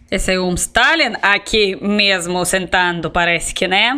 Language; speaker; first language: Portuguese; non-native, learner; Russian